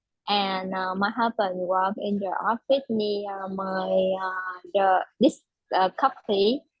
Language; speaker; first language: English; non-native, learner; Vietnamese